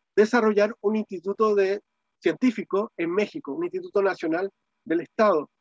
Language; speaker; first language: Spanish; native; Spanish